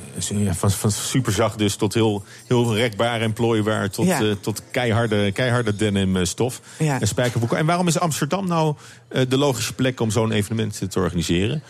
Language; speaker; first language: Dutch; native; Dutch